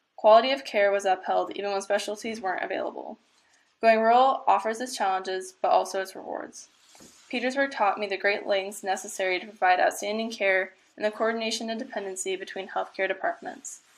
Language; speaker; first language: English; native; English